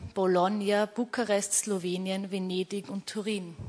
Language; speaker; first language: German; native; German